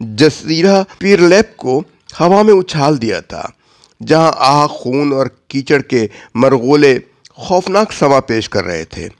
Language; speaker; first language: Urdu; native; Urdu